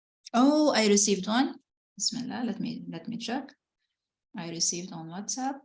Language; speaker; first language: English; non-native, fluent; Arabic